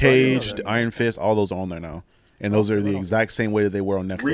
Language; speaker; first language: English; native; English